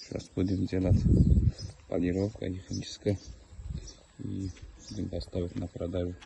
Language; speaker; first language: Russian; non-native, learner; Georgian